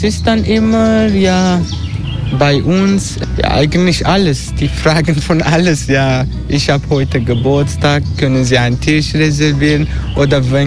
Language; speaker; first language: German; non-native, learner; Dutch